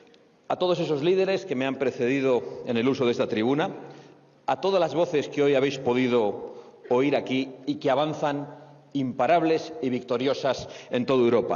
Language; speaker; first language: Spanish; native; Spanish